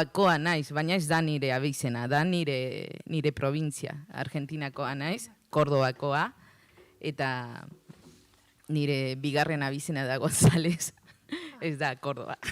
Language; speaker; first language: Basque; non-native, learner; Spanish